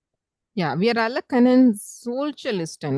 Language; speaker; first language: German; non-native, fluent; Tamil